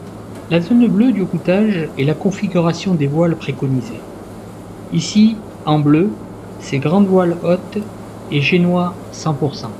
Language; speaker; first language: French; native; French